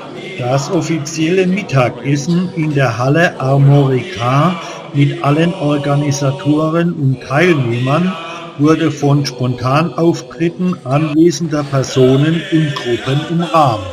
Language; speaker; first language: German; native; German